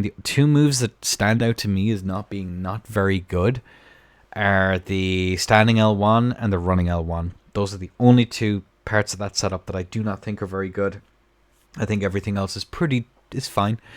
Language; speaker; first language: English; native; English